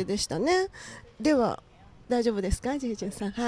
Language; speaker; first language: Japanese; native; Japanese